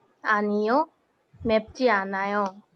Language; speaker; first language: Korean; non-native, learner; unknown